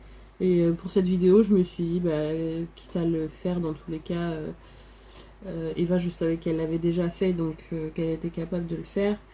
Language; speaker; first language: French; native; French